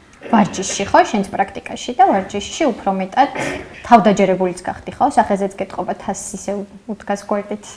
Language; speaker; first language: Georgian; native; Georgian